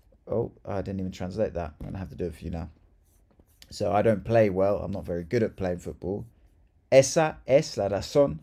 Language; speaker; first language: English; native; English